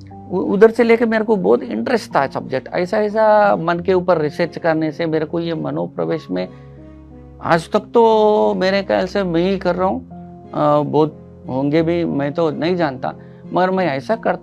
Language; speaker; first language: Hindi; non-native, local second language; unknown